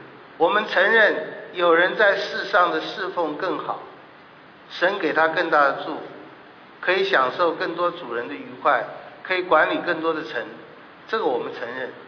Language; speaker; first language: Chinese; native; Chinese